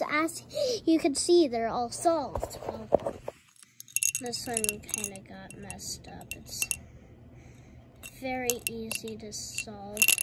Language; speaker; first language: English; native; English